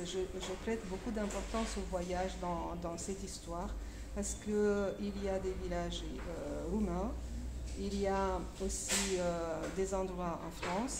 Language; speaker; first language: French; non-native, fluent; Romanian